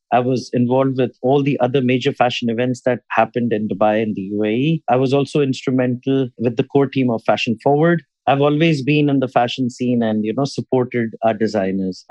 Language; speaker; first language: English; non-native, local second language; Urdu